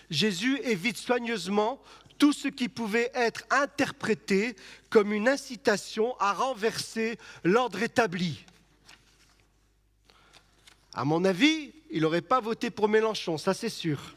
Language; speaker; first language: French; native; French